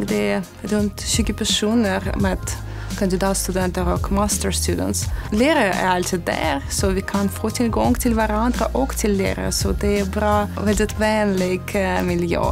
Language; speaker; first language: Swedish; non-native, fluent; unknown